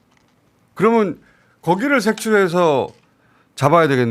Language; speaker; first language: Korean; native; Korean